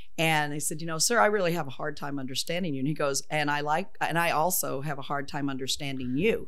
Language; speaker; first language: English; native; English